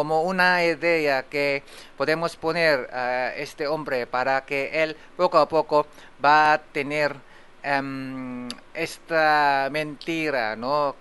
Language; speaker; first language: Spanish; non-native, fluent; Japanese